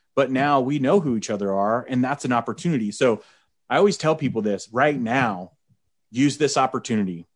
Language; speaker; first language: English; native; English